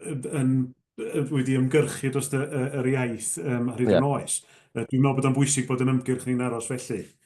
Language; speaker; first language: Welsh; native; Welsh